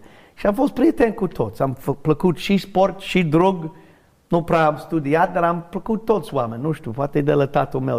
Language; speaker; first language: Romanian; non-native, learner; English